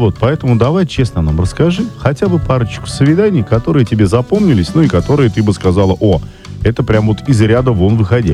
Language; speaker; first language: Russian; native; Russian